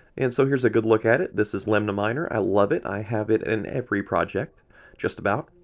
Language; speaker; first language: English; native; English